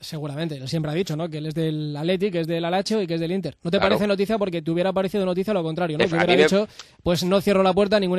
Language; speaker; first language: Spanish; native; Spanish